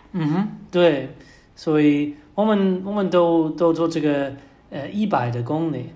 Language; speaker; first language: Chinese; non-native, learner; English